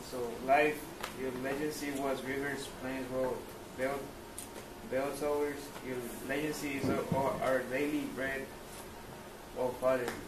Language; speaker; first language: English; non-native, learner; Spanish